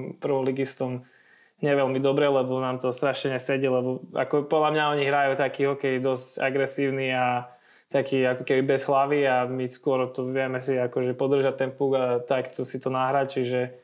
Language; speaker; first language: Slovak; native; Slovak